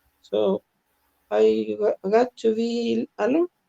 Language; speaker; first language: English; non-native, learner; Spanish